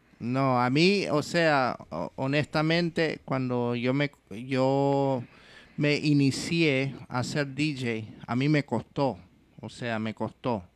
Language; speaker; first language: Spanish; early bilingual, heritage; Spanish